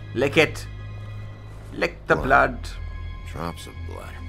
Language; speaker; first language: English; native; English